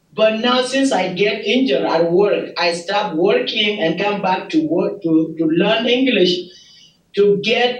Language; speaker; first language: English; non-native, learner; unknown